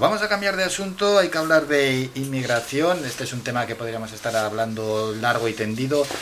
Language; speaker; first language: Spanish; native; Spanish